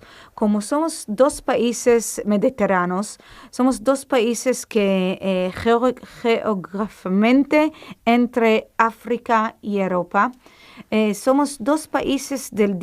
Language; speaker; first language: Spanish; non-native, fluent; Hebrew